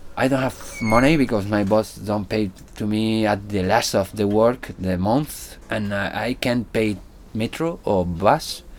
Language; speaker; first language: English; non-native, learner; Spanish